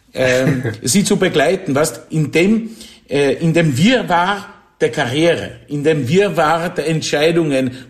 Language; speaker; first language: German; non-native, fluent; Polish